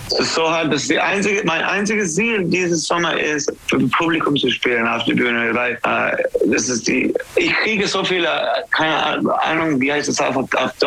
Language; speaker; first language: German; non-native, learner; English